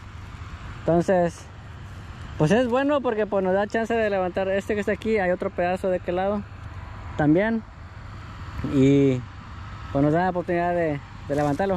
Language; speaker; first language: Spanish; native; Spanish